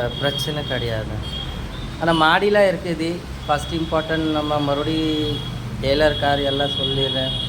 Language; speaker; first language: Tamil; non-native, local second language; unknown